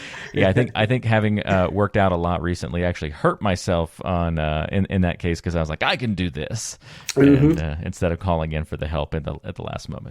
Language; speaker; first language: English; native; English